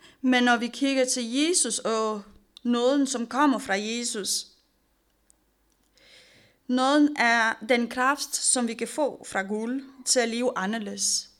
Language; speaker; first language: Danish; non-native, fluent; Romanian